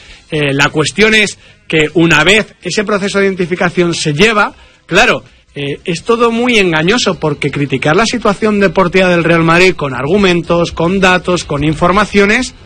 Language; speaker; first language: Spanish; native; Spanish